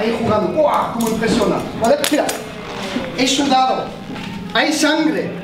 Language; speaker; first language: Spanish; non-native, fluent; German